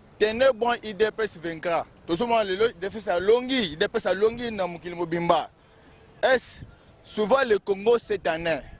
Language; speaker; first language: Lingala; non-native, local second language; Luba-Lulua